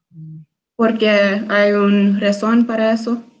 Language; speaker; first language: Spanish; non-native, learner; English